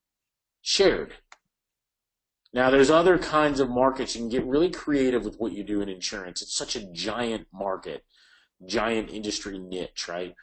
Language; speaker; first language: English; native; English